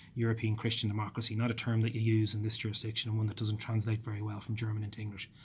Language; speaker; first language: English; native; English